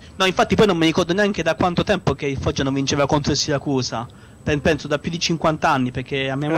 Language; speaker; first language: Italian; native; Italian